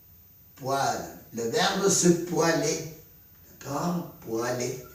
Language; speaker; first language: French; non-native, fluent; Spanish